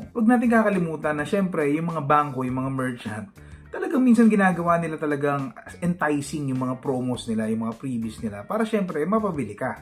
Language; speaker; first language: Filipino; native; Filipino